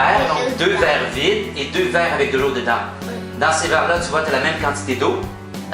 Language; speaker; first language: French; native; French